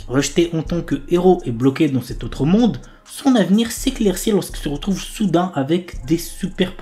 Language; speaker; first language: French; native; French